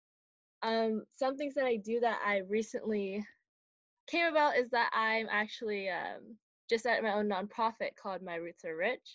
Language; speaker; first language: English; native; English